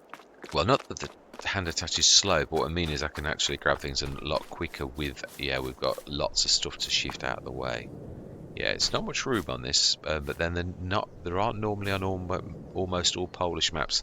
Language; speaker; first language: English; native; English